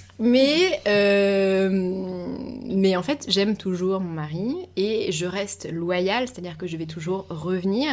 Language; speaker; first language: French; native; French